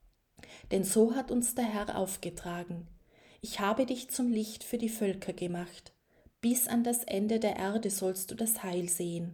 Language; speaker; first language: German; native; German